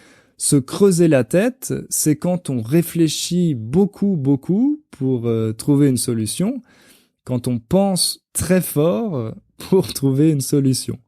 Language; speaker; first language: French; native; French